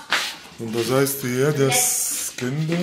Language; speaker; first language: German; non-native, fluent; Lithuanian